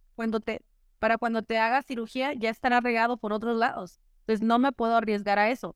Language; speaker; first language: Spanish; native; Spanish